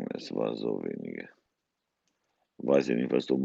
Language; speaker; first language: German; non-native, fluent; Kurdish